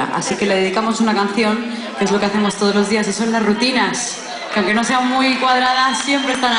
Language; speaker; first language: Spanish; native; Spanish